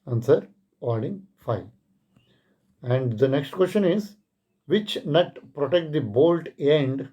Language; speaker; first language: English; non-native, local second language; Kannada